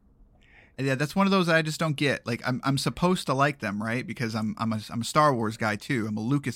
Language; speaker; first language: English; native; English